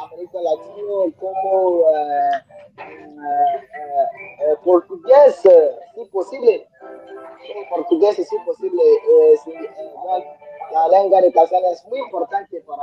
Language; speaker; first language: Spanish; non-native, learner; French